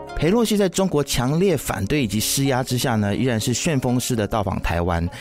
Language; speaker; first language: Chinese; native; Chinese